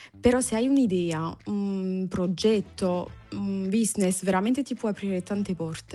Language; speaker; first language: Italian; non-native, fluent; French